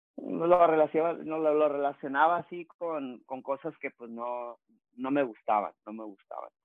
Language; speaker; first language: Spanish; native; Spanish